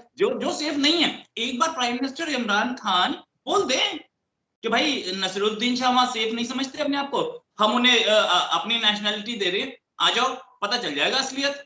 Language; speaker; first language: Hindi; native; Hindi